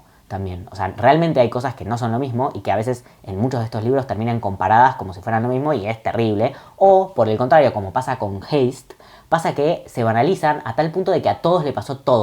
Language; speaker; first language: Spanish; native; Spanish